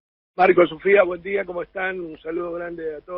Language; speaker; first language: Spanish; native; Spanish